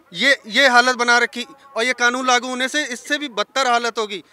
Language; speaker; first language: Hindi; native; Hindi